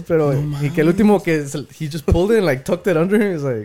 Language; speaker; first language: English; early bilingual, other home language; Spanish